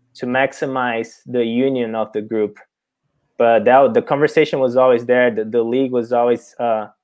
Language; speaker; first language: English; non-native, fluent; Portuguese